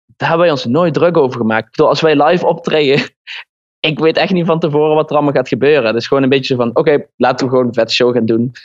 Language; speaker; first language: Dutch; native; Dutch